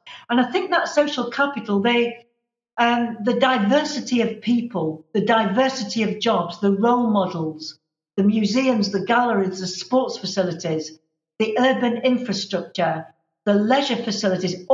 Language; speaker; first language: English; native; English